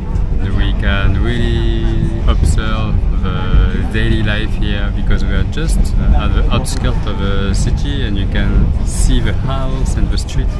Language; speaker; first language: English; non-native, fluent; French